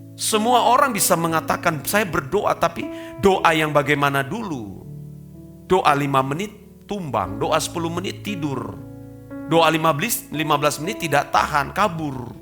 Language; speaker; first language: Indonesian; native; Indonesian